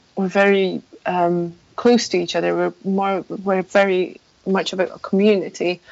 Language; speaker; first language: English; non-native, fluent; Polish